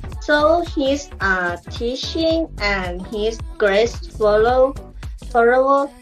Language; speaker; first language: English; non-native, learner; Thai